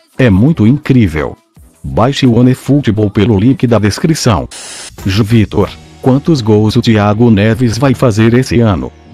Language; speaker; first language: Portuguese; native; Portuguese